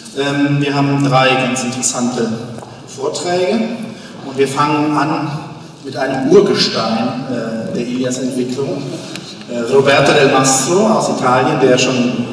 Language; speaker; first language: German; native; German